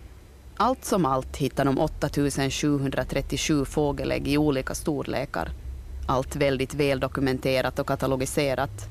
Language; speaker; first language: Swedish; native; Swedish